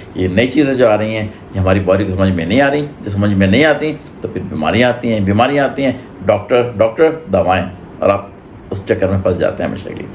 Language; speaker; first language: Urdu; native; Urdu